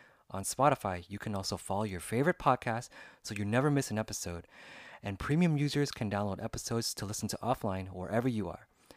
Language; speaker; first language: English; native; English